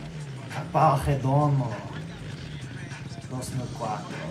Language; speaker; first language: Portuguese; non-native, learner; English